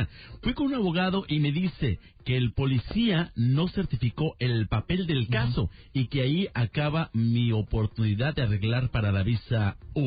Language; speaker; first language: Spanish; native; Spanish